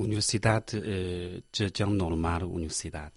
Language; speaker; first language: Portuguese; non-native, learner; Chinese